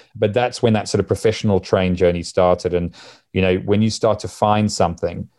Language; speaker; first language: English; native; English